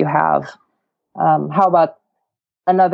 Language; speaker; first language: English; non-native, local second language; Cebuano